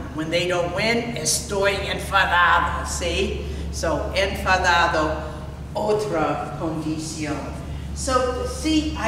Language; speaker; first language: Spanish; non-native, fluent; English